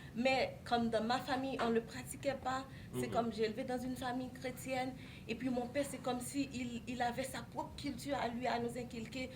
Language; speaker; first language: French; non-native, local second language; Haitian Creole